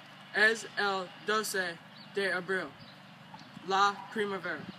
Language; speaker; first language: Spanish; non-native, learner; English